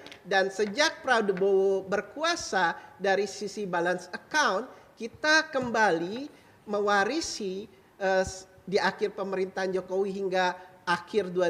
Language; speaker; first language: Indonesian; native; Indonesian